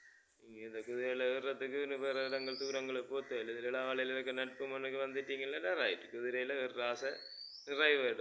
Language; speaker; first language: Tamil; native; Tamil